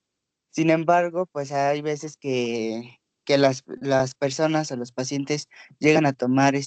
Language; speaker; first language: Spanish; native; Spanish